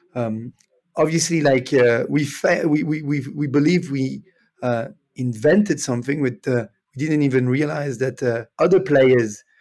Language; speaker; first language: English; non-native, fluent; French